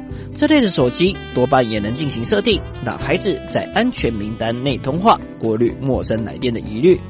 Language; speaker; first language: Chinese; native; Chinese